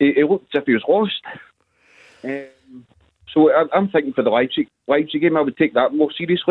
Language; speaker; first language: English; native; English